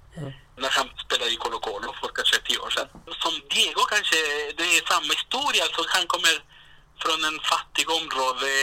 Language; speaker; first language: Swedish; non-native, fluent; Spanish